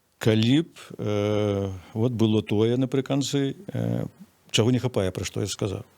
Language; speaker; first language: Belarusian; native; Belarusian